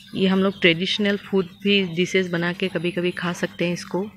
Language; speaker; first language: Hindi; non-native, local second language; Assamese